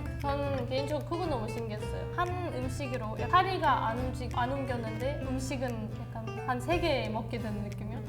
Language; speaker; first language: Korean; non-native, fluent; German